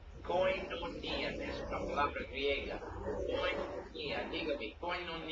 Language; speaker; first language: Spanish; non-native, learner; English